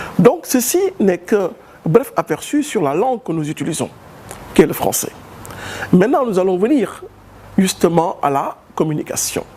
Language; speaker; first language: French; non-native, local second language; Wolof